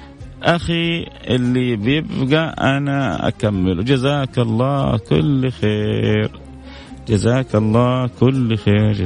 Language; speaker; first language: Arabic; native; Arabic